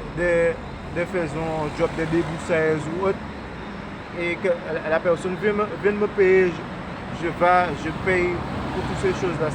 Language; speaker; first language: French; non-native, local second language; Haitian Creole